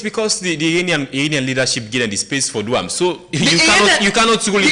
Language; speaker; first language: English; non-native, local second language; Krio